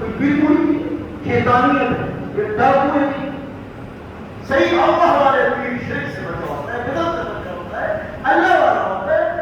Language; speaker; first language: Urdu; non-native, local second language; Pashto